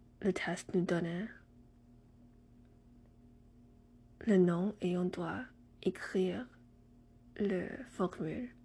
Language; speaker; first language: French; non-native, learner; English